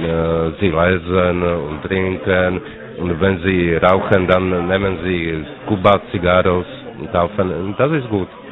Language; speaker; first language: German; non-native, learner; Czech